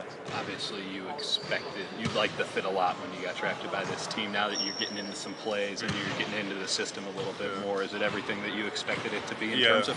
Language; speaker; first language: English; native; English